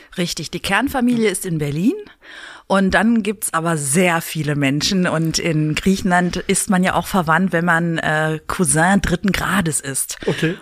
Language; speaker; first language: German; early bilingual, other home language; Greek